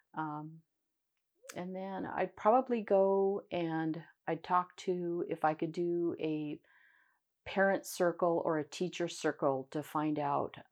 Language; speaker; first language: English; native; English